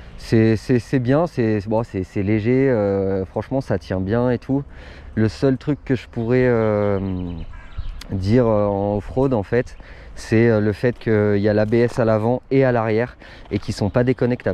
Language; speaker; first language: French; native; French